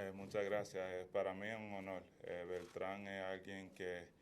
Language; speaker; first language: Spanish; early bilingual, heritage; Spanish